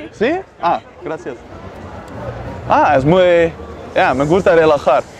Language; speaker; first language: Spanish; non-native, learner; Dutch